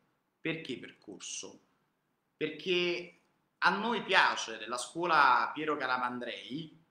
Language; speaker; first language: Italian; native; Italian